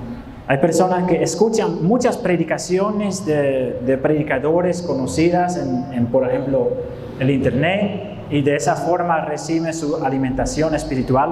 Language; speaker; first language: Spanish; non-native, fluent; Dutch